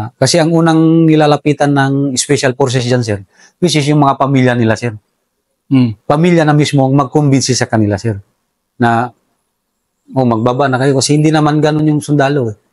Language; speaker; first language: Filipino; non-native, local second language; Cebuano